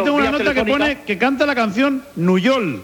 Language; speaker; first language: Spanish; native; Spanish